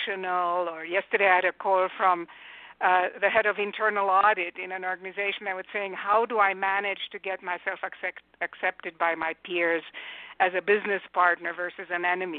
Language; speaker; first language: English; non-native, fluent; Romanian